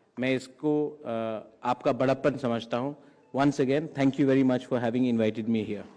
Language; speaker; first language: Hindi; non-native, local second language; Kok Borok